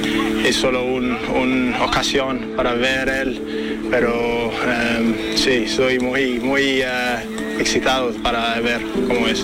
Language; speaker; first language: Spanish; non-native, learner; English